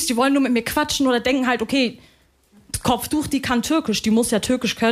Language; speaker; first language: German; early bilingual, other home language; Arabic